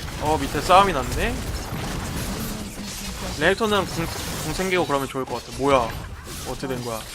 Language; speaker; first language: Korean; native; Korean